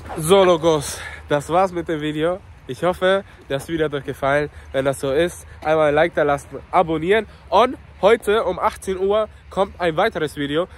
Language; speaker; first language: German; early bilingual, other home language; Spanish